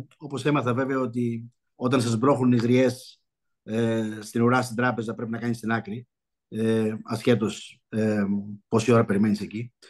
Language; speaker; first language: Greek; early bilingual, heritage; Greek